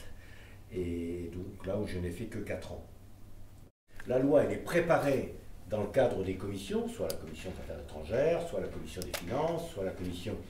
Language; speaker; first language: French; native; French